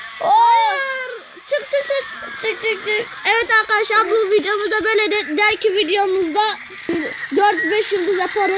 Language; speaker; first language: Turkish; native; Turkish